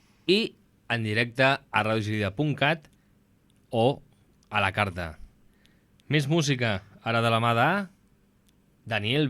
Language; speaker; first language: Catalan; native; Catalan